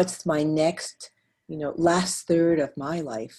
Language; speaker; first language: English; native; English